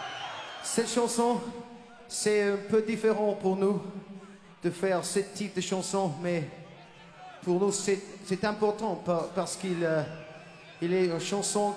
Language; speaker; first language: French; non-native, fluent; English